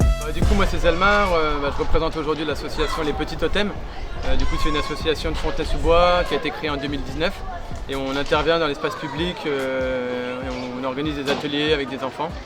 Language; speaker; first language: French; native; French